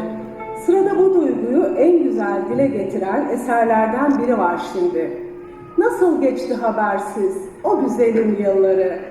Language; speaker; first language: Turkish; native; Turkish